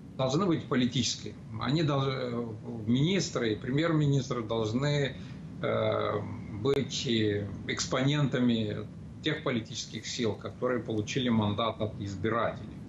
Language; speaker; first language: Russian; non-native, local second language; Romanian